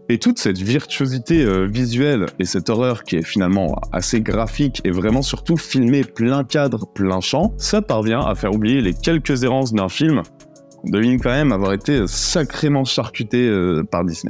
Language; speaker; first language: French; native; French